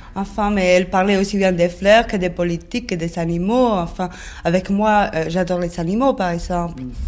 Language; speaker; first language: French; non-native, fluent; Spanish